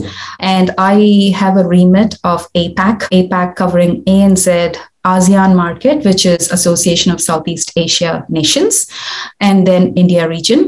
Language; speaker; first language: English; non-native, local second language; Tamil